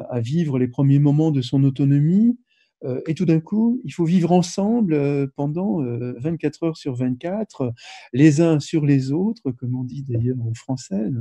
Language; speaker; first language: French; native; French